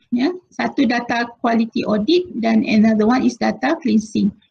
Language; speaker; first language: English; non-native, local second language; Malay